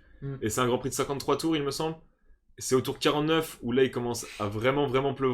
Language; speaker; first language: French; native; French